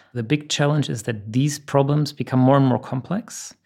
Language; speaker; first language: English; non-native, fluent; German